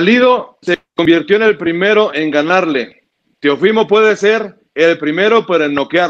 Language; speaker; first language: Spanish; native; Spanish